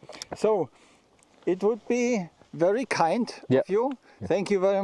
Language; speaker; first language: English; non-native, fluent; German